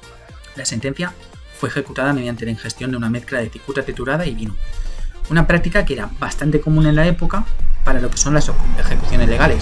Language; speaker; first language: Spanish; native; Spanish